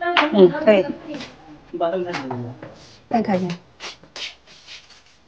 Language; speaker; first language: Chinese; native; Chinese